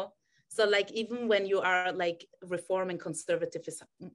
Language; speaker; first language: English; non-native, fluent; German